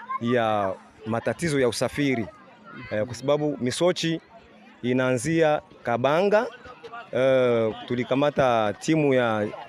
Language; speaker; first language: Swahili; native; Swahili